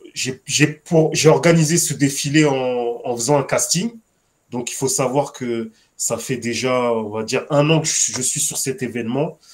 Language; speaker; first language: French; native; French